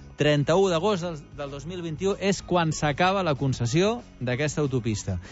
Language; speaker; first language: Catalan; native; Catalan